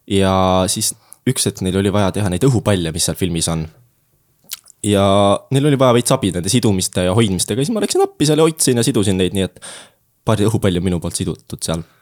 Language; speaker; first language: Estonian; native; Estonian